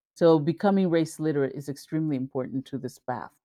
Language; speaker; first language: English; early bilingual, other home language; Spanish